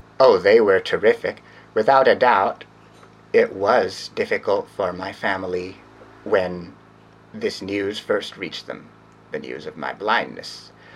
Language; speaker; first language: English; native; English